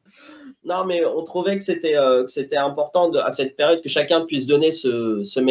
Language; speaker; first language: French; native; French